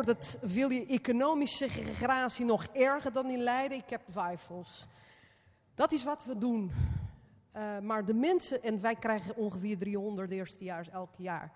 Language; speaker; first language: Dutch; non-native, fluent; Portuguese